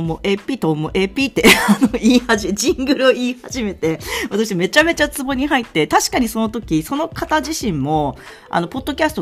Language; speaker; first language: Japanese; native; Japanese